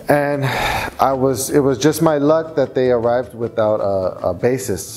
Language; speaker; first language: English; native; English